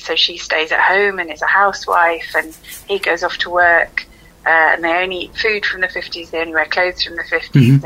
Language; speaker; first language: English; native; English